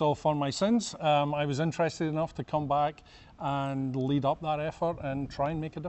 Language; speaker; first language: English; native; English